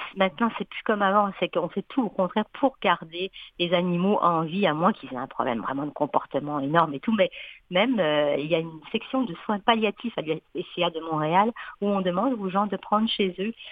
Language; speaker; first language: French; native; French